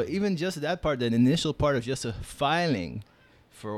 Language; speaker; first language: English; non-native, fluent; Hebrew